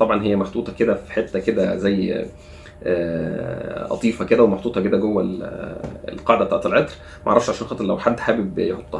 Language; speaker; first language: Arabic; native; Arabic